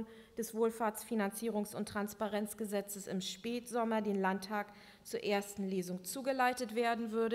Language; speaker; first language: German; native; German